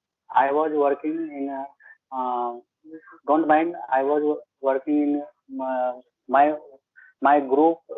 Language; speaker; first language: English; non-native, learner; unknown